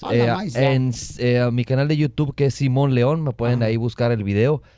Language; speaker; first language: Spanish; native; Spanish